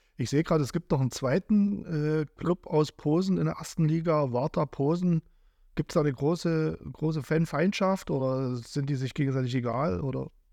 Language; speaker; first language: German; native; German